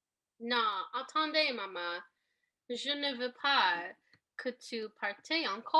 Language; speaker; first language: French; non-native, learner; English